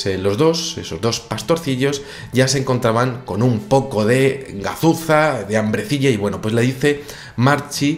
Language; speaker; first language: Spanish; native; Spanish